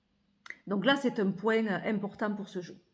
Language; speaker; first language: French; native; French